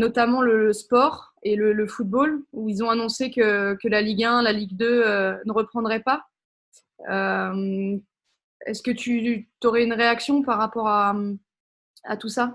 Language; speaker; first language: French; native; French